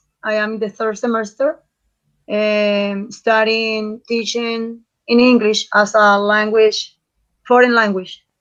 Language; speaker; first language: English; non-native, learner; Spanish